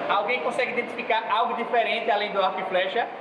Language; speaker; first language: Portuguese; native; Portuguese